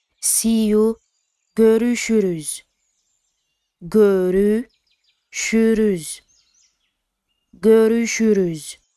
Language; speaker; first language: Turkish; non-native, fluent; Arabic